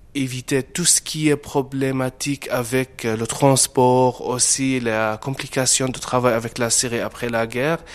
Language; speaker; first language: French; non-native, fluent; Arabic